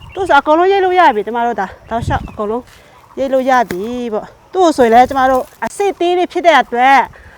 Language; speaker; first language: Burmese; non-native, local second language; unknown